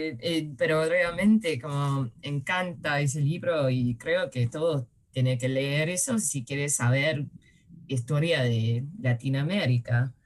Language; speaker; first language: Spanish; early bilingual, heritage; Spanish